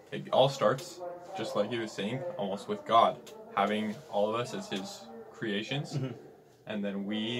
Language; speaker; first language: English; native; English